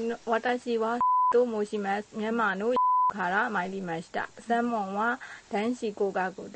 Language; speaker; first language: Japanese; non-native, learner; Burmese